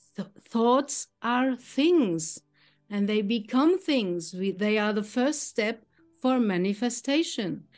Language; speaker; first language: English; non-native, fluent; German